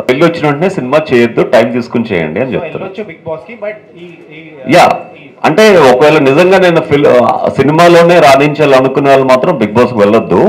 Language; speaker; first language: Telugu; native; Telugu